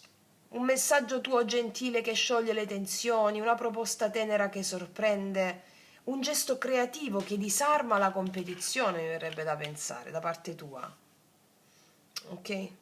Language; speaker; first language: Italian; native; Italian